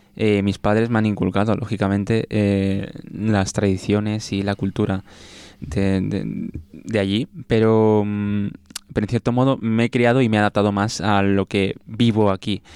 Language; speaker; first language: Spanish; early bilingual, other home language; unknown